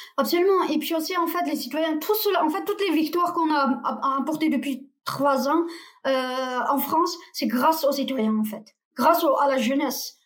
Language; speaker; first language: French; non-native, fluent; Uyghur